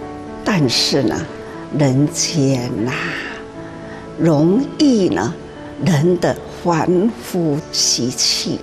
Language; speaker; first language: Chinese; non-native, local second language; Min Nan Chinese